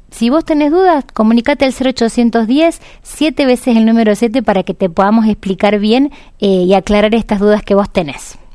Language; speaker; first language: Spanish; native; Spanish